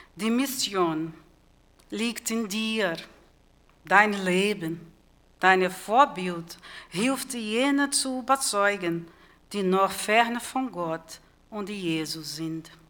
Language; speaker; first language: German; non-native, fluent; Portuguese